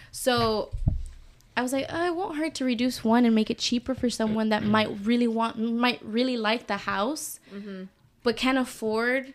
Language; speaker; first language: English; early bilingual, other home language; Spanish